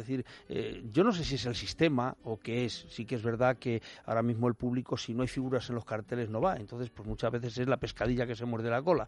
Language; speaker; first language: Spanish; native; Spanish